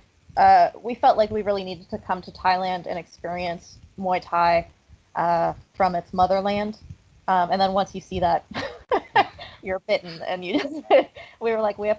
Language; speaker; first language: English; native; English